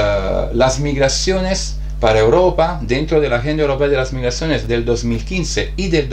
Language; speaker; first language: Spanish; non-native, fluent; Italian